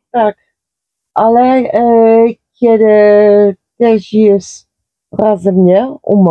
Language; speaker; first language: Polish; non-native, learner; Dutch